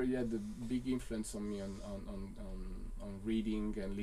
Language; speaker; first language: English; non-native, fluent; Italian